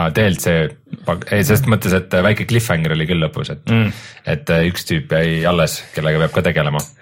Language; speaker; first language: Estonian; native; Estonian